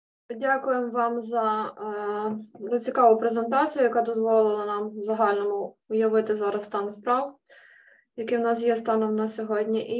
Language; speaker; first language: Ukrainian; native; Ukrainian